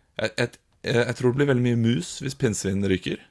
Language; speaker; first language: Norwegian; native; Norwegian